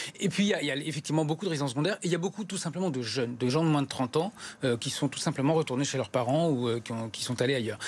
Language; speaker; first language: French; native; French